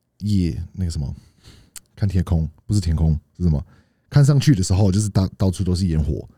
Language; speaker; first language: Chinese; non-native, fluent; English